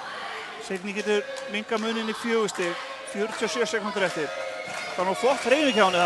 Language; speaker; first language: Icelandic; native; Icelandic